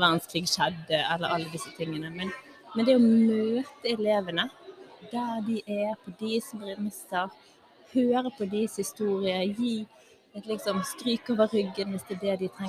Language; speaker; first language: Norwegian; native; Norwegian